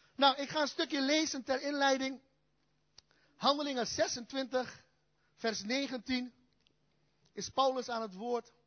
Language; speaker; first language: Dutch; early bilingual, other home language; Turkish